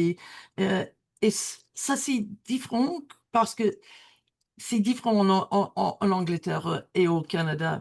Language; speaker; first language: French; non-native, learner; English